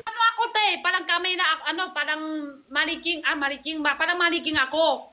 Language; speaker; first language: Filipino; non-native, learner; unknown